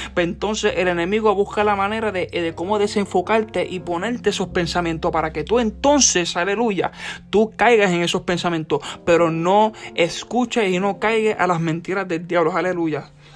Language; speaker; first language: Spanish; early bilingual, heritage; Spanish